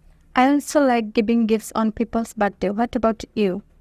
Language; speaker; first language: English; non-native, learner; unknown